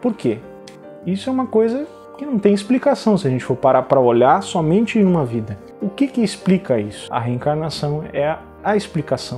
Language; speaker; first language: Portuguese; native; Portuguese